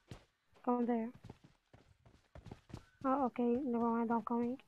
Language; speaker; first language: English; non-native, learner; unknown